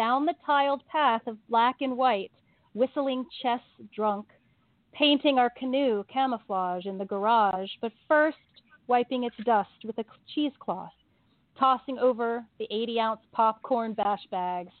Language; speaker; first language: English; native; English